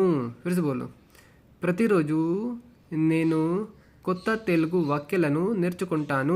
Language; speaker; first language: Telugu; non-native, learner; Hindi